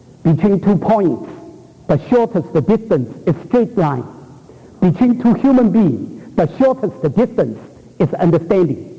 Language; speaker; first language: English; non-native, fluent; Chinese